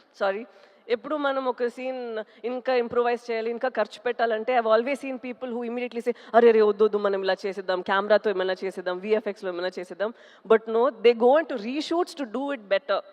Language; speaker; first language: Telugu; non-native, local second language; Tamil